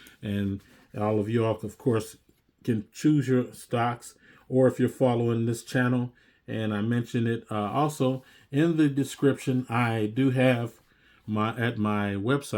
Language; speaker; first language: English; native; English